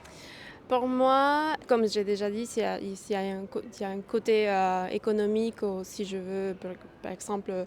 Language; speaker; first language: French; non-native, fluent; Spanish